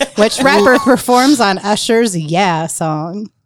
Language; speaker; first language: English; native; English